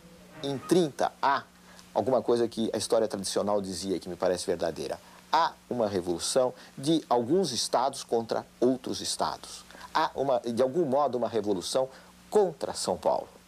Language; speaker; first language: Portuguese; native; Portuguese